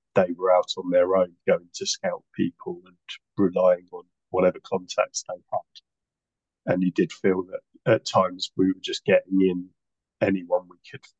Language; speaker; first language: English; native; English